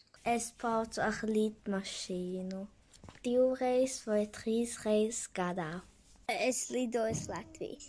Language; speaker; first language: Latvian; early bilingual, heritage; Latvian